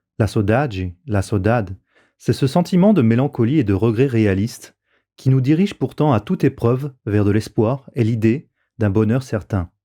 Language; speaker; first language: French; native; French